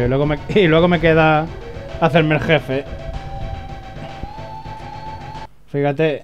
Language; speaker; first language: Spanish; native; Spanish